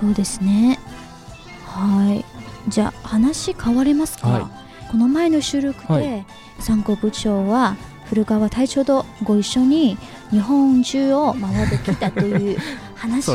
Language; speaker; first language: Japanese; non-native, fluent; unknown